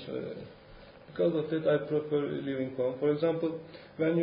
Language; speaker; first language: English; non-native, learner; Turkish